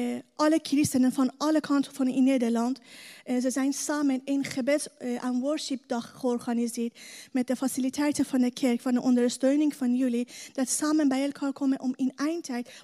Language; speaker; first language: Dutch; non-native, learner; Persian